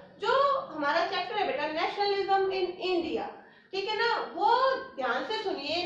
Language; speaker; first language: Hindi; native; Hindi